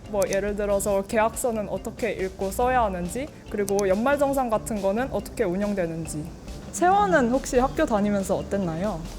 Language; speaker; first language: Korean; native; Korean